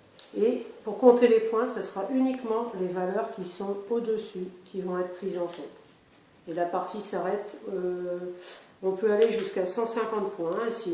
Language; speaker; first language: French; native; French